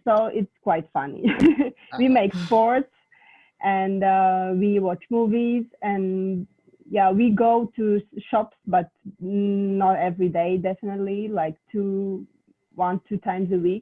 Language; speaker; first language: English; non-native, fluent; Russian